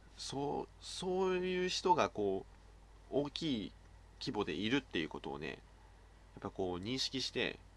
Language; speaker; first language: Japanese; native; Japanese